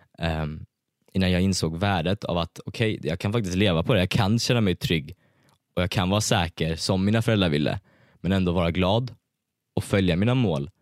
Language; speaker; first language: Swedish; early bilingual, other home language; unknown